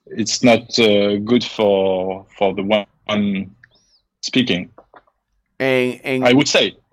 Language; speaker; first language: English; non-native, fluent; French